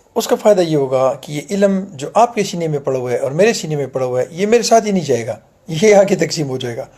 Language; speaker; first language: Urdu; non-native, local second language; Punjabi